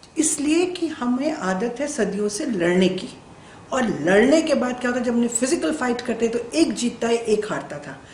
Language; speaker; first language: Hindi; native; Hindi